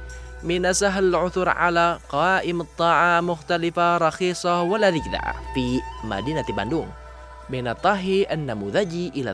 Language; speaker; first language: Arabic; non-native, fluent; Indonesian